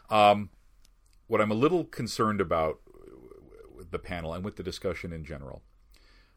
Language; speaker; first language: English; native; English